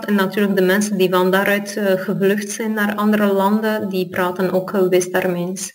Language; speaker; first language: Dutch; non-native, fluent; Armenian